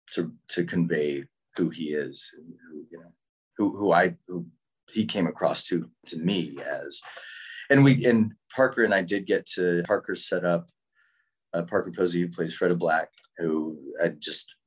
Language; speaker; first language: English; native; English